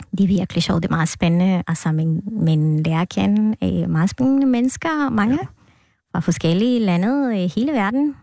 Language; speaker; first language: Danish; non-native, fluent; Spanish